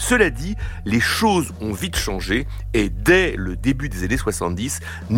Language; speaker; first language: French; native; French